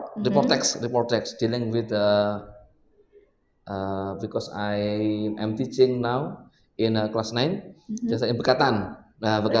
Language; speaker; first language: English; non-native, learner; Indonesian